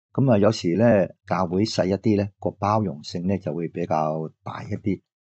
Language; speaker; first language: Cantonese; native; Cantonese